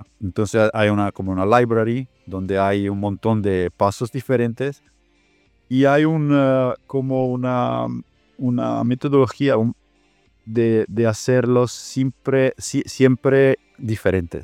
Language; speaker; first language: Spanish; non-native, fluent; Italian